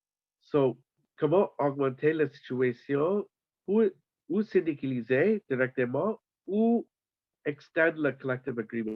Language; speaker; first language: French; non-native, learner; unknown